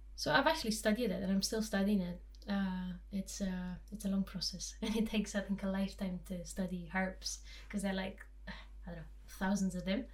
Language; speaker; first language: English; non-native, fluent; Romanian